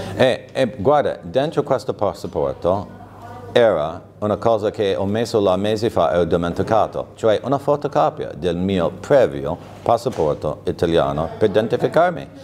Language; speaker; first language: Italian; non-native, fluent; English